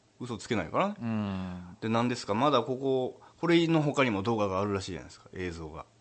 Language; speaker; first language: Japanese; native; Japanese